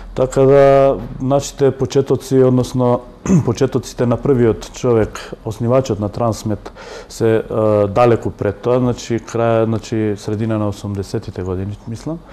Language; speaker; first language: Macedonian; native; Macedonian